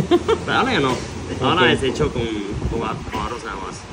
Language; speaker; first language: Spanish; non-native, learner; Chinese